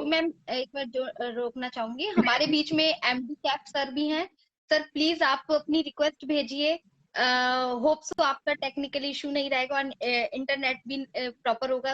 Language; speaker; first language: Hindi; native; Hindi